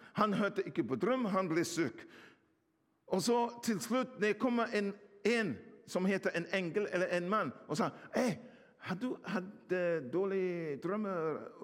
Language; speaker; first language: Norwegian; non-native, fluent; English